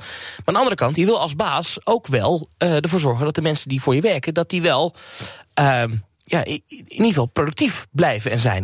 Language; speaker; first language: Dutch; native; Dutch